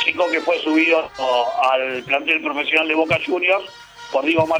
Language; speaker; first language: Spanish; native; Spanish